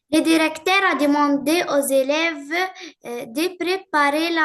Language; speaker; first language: French; non-native, learner; Arabic